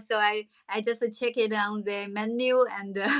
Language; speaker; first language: English; non-native, learner; Chinese